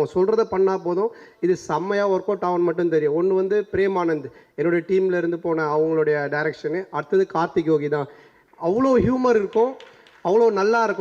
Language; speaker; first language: Tamil; native; Tamil